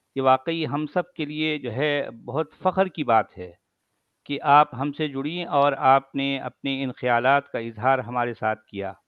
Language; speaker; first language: Hindi; native; Hindi